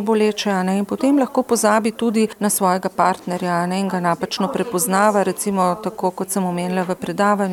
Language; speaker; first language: Slovenian; native; Slovenian